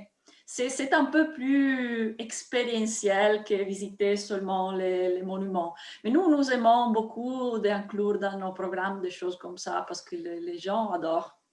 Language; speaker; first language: French; non-native, fluent; Italian